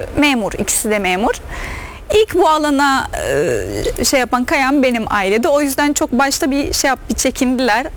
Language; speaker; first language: Turkish; non-native, fluent; Arabic